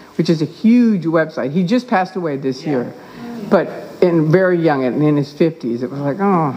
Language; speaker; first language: English; native; English